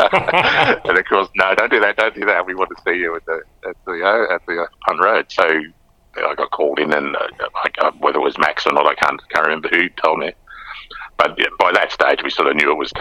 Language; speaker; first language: English; native; English